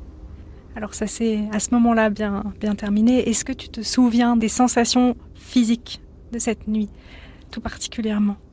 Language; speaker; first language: French; native; French